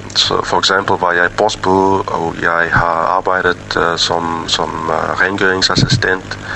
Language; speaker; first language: Danish; non-native, fluent; English